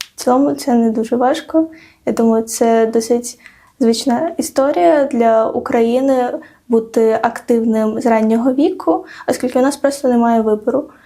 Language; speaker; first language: Ukrainian; non-native, local second language; Crimean Tatar